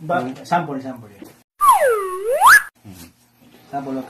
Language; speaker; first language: Korean; non-native, learner; Filipino